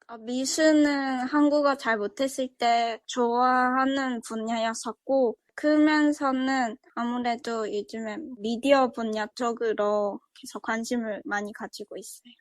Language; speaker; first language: Korean; early bilingual, other home language; Chinese